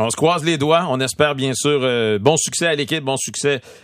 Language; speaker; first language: French; native; French